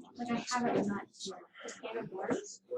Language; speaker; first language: English; native; English